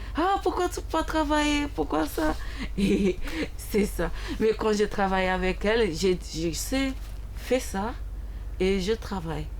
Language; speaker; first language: French; non-native, learner; English